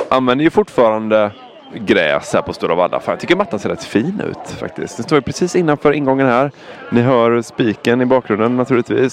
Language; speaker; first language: Swedish; native; Swedish